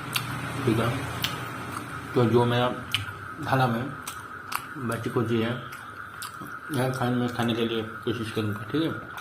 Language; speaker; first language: Hindi; non-native, local second language; Assamese